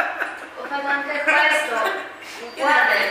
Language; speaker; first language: Italian; non-native, fluent; Chinese